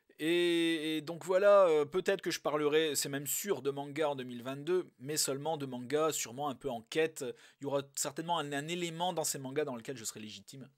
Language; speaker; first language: French; native; French